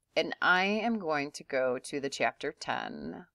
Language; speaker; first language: English; native; English